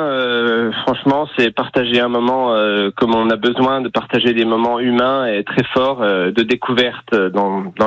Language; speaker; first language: French; native; French